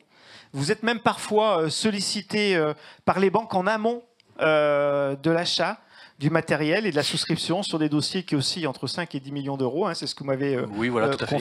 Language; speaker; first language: French; native; French